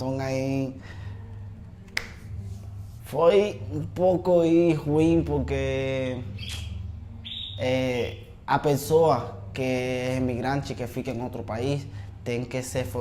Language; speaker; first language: Portuguese; non-native, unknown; Spanish